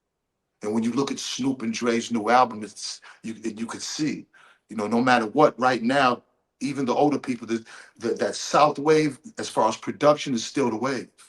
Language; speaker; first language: English; native; English